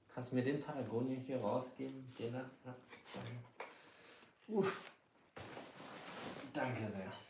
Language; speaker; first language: German; native; German